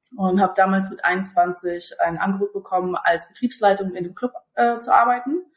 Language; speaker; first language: German; early bilingual, other home language; Russian